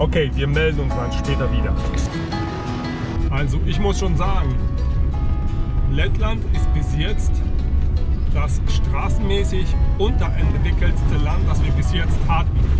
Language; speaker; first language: German; native; German